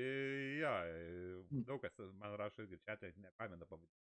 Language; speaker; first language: Lithuanian; native; Lithuanian